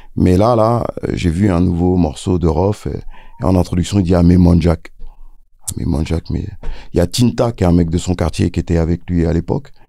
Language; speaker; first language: French; early bilingual, other home language; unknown